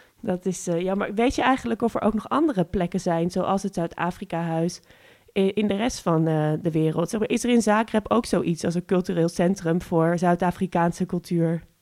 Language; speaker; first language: Dutch; native; Dutch